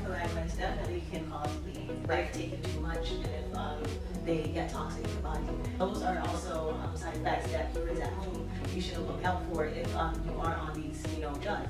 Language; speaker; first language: English; native; English